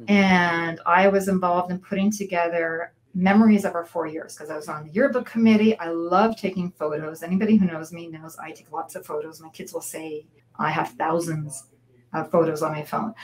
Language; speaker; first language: English; native; English